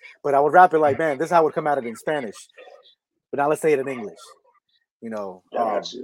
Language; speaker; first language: English; early bilingual, other home language; Spanish